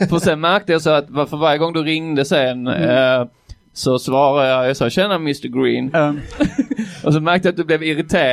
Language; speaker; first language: Swedish; native; Swedish